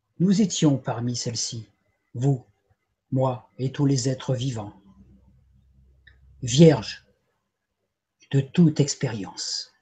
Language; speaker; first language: French; native; French